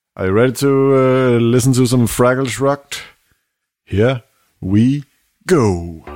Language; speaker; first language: English; non-native, fluent; Danish